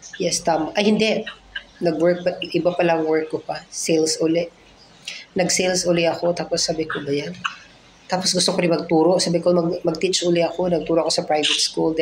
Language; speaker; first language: Filipino; non-native, local second language; Cebuano